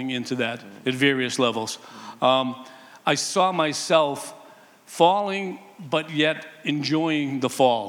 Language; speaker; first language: English; native; English